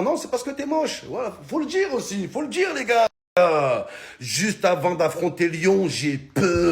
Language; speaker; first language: French; native; French